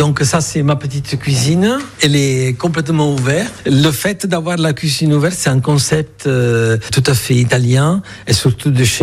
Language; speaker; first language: French; non-native, fluent; Italian